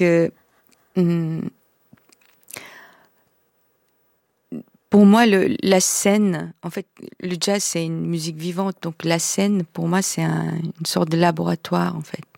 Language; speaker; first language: French; non-native, fluent; Korean